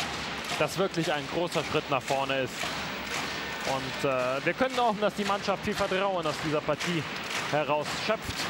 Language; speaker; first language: German; native; German